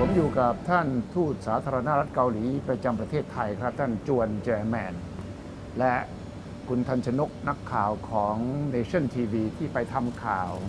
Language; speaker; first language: Thai; native; Thai